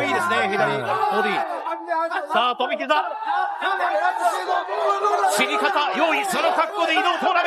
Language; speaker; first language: Japanese; native; Japanese